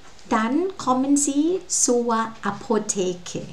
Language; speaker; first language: German; non-native, fluent; Thai